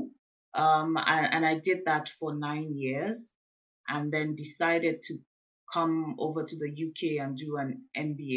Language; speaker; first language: English; non-native, local second language; Igbo